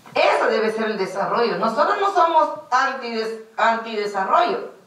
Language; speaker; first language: Spanish; native; Spanish